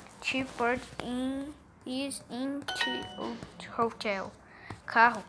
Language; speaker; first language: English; non-native, learner; Portuguese